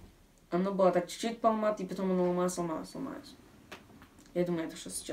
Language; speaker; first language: Russian; early bilingual, other home language; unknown